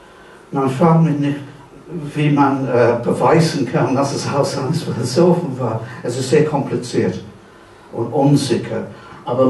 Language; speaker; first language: German; non-native, fluent; English